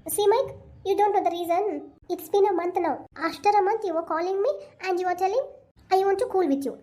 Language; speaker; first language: English; non-native, local second language; Kannada